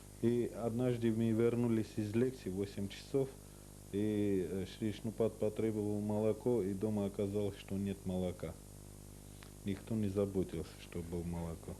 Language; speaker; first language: Russian; non-native, local second language; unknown